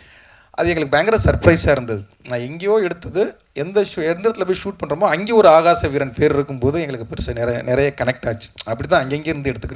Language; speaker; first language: Tamil; native; Tamil